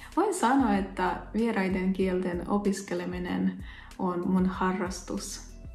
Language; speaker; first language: Finnish; non-native, learner; Russian